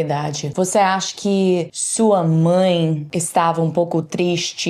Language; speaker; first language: Portuguese; non-native, learner; English